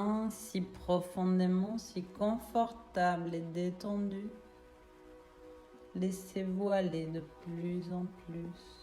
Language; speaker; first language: French; native; French